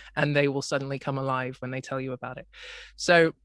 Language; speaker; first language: English; native; English